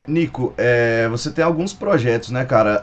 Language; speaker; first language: Portuguese; native; Portuguese